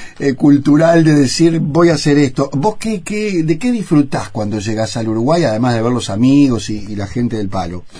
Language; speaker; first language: Spanish; native; Spanish